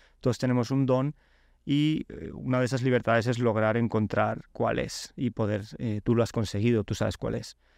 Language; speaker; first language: Spanish; early bilingual, other home language; Polish